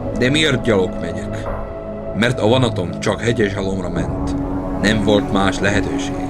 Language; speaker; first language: Hungarian; non-native, learner; Czech